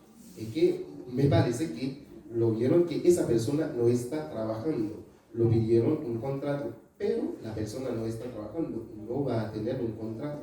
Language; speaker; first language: Spanish; non-native, fluent; Haitian Creole